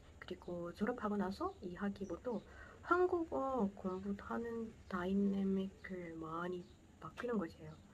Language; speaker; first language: Korean; non-native, learner; Portuguese